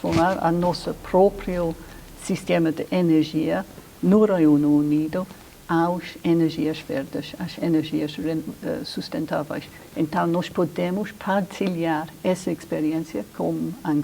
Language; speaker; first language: Portuguese; non-native, fluent; English